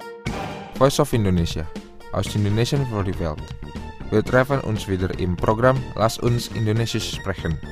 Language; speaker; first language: German; non-native, fluent; Indonesian